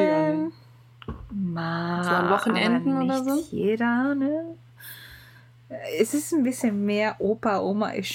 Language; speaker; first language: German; non-native, learner; Japanese